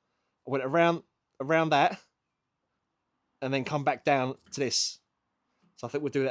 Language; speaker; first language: English; native; English